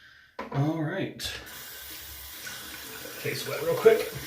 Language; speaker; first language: English; native; English